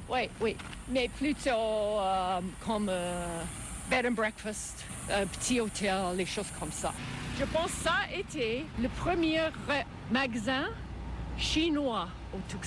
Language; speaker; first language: French; non-native, learner; English